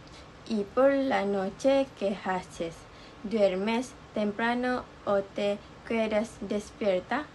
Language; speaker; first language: Spanish; non-native, learner; Malay